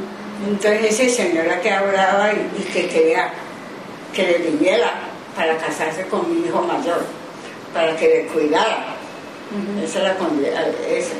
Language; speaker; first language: Spanish; non-native, learner; Japanese